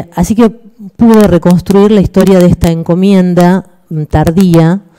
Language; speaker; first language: Spanish; native; Spanish